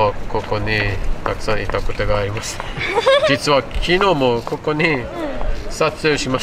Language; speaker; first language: Japanese; non-native, learner; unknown